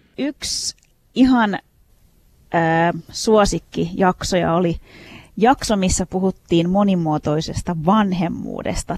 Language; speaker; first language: Finnish; early bilingual, other home language; Turkish